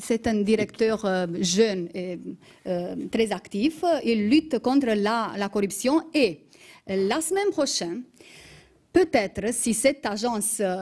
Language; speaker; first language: French; non-native, fluent; Romanian